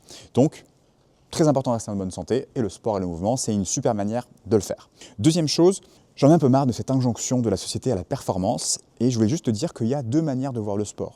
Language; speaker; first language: French; native; French